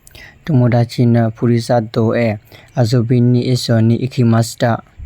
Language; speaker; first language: Japanese; non-native, learner; Burmese